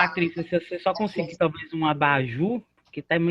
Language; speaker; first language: Portuguese; native; Portuguese